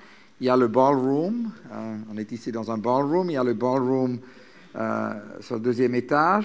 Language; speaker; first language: French; non-native, fluent; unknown